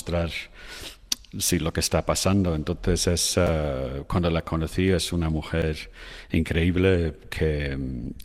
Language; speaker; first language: Spanish; non-native, fluent; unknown